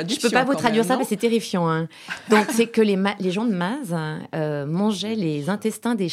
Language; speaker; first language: French; native; French